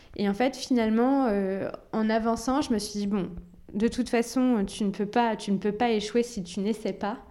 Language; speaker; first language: French; early bilingual, other home language; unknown